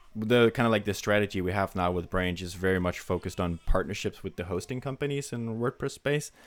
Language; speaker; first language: English; non-native, fluent; Danish